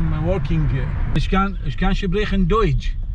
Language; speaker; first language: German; non-native, learner; Arabic